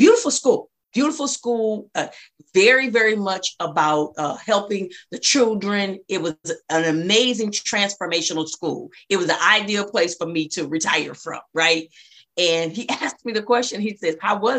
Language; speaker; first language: English; native; English